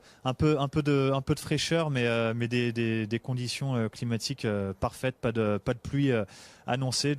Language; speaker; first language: French; native; French